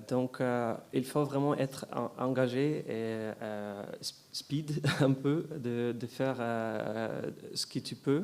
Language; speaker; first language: French; non-native, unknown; Ukrainian